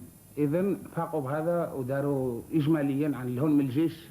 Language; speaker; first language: Arabic; native; Arabic